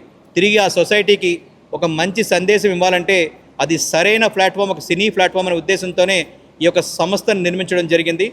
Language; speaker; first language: Telugu; native; Telugu